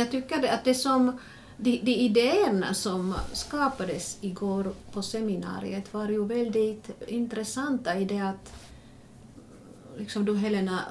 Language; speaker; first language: Swedish; non-native, local second language; Finnish